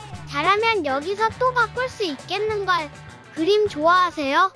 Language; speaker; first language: Korean; native; Korean